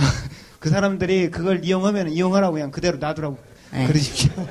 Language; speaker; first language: Korean; native; Korean